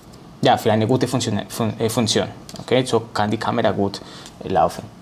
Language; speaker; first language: German; non-native, learner; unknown